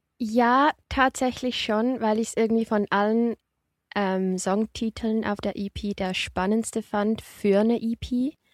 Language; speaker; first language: German; early bilingual, other home language; Portuguese